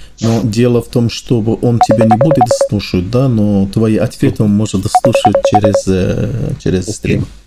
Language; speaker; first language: Russian; non-native, learner; Azerbaijani